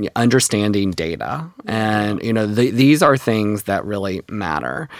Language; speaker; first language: English; native; English